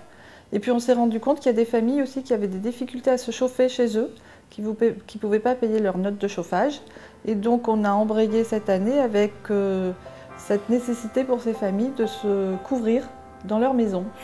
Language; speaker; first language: French; native; French